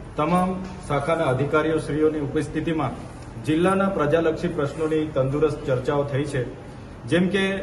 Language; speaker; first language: Gujarati; non-native, local second language; Vasavi